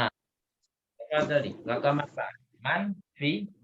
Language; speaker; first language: Arabic; non-native, fluent; Indonesian